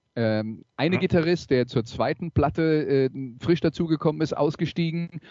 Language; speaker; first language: German; native; German